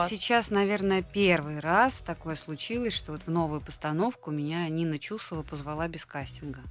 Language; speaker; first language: Russian; native; Russian